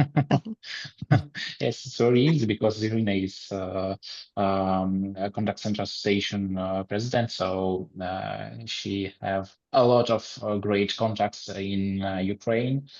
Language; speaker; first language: English; non-native, learner; Ukrainian